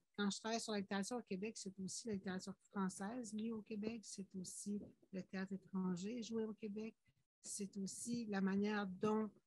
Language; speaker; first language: French; native; French